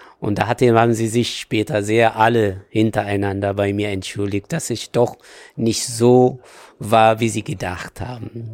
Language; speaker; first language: German; non-native, fluent; Amharic